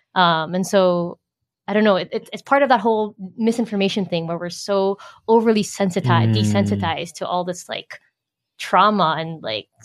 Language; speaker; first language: English; native; English